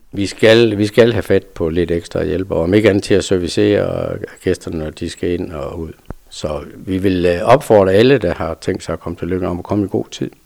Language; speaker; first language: Danish; native; Danish